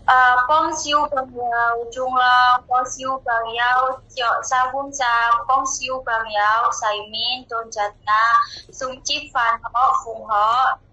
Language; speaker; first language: Chinese; non-native, learner; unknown